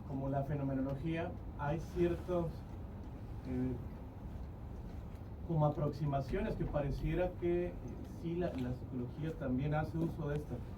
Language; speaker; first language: Spanish; native; Spanish